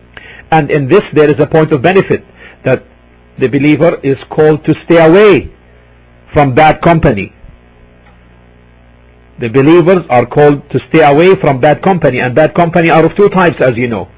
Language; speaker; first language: English; non-native, fluent; Arabic